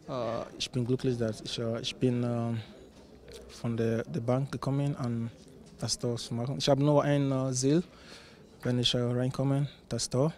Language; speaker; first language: German; non-native, learner; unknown